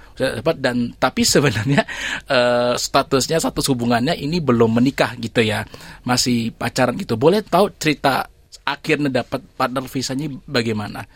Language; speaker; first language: Indonesian; native; Indonesian